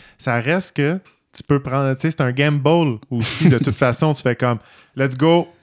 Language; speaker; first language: French; native; French